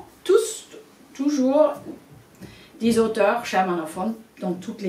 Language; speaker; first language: French; non-native, fluent; German